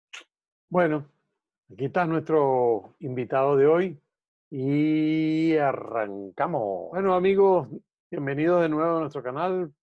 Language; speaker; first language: Spanish; native; Spanish